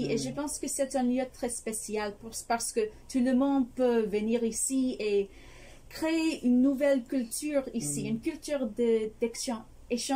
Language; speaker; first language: French; non-native, fluent; English